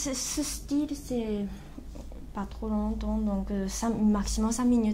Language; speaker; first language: French; non-native, learner; Japanese